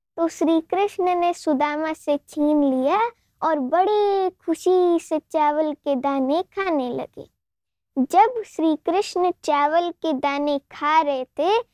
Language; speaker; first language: Hindi; non-native, local second language; Gujarati